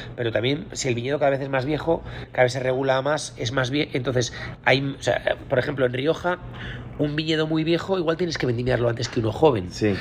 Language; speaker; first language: Spanish; native; Spanish